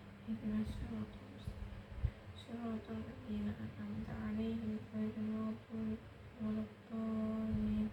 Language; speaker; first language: Arabic; non-native, learner; Indonesian